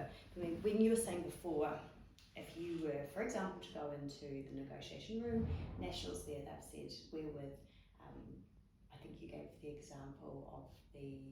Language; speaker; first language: English; native; English